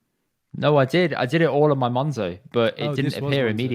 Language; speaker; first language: English; early bilingual, other home language; Punjabi